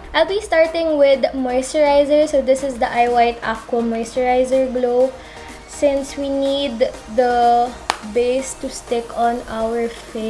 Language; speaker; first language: English; non-native, local second language; Filipino